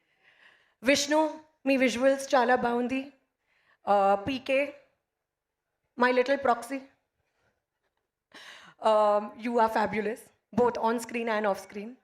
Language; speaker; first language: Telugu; non-native, learner; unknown